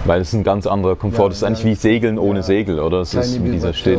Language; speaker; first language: German; native; German